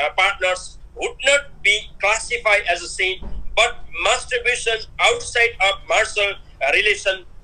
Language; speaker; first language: English; non-native, local second language; Nepali